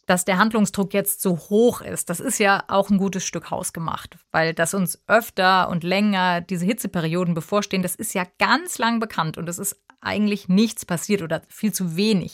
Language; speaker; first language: German; native; German